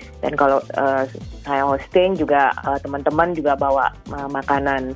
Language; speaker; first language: Indonesian; native; Indonesian